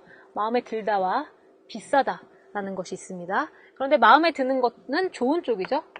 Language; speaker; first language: Korean; native; Korean